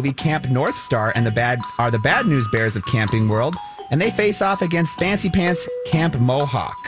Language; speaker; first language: English; native; English